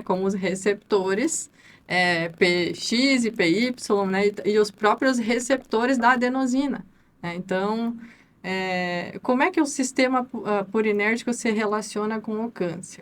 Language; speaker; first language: Portuguese; native; Portuguese